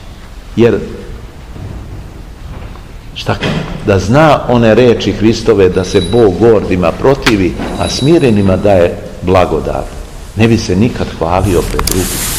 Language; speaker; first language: Serbian; native; Serbian